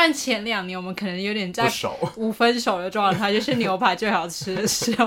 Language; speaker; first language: Chinese; native; Chinese